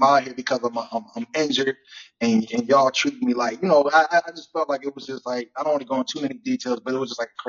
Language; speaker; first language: English; native; English